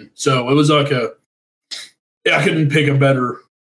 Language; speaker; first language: English; native; English